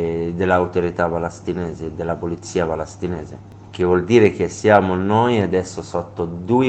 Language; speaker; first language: Italian; non-native, learner; Arabic